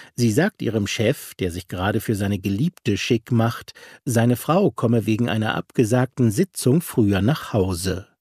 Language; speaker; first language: German; native; German